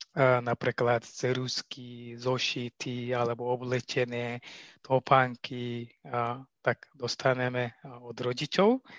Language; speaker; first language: Slovak; non-native, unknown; Tigrinya